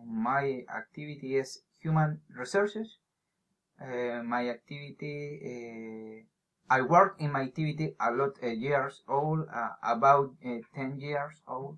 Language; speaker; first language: English; non-native, learner; Spanish